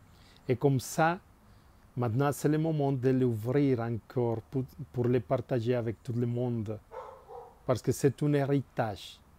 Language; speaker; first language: French; non-native, fluent; Spanish